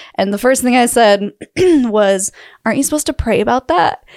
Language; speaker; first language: English; native; English